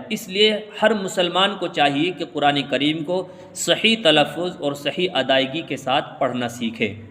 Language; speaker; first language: Urdu; native; Urdu